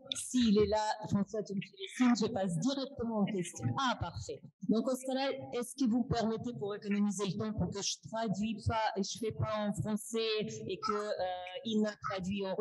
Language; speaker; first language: French; non-native, fluent; Russian